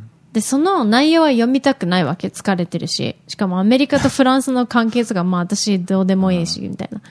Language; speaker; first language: Japanese; native; Japanese